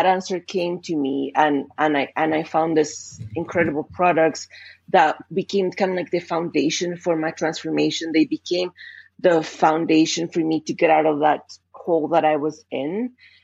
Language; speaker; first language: English; non-native, fluent; Spanish